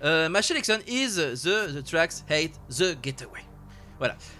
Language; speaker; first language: English; non-native, learner; French